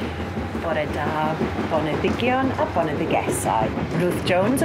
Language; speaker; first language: Welsh; non-native, learner; English